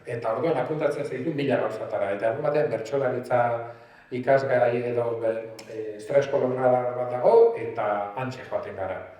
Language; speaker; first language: Basque; non-native, local second language; Spanish